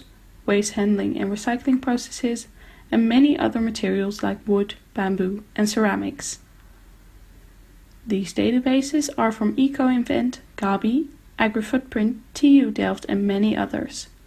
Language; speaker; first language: English; non-native, fluent; Dutch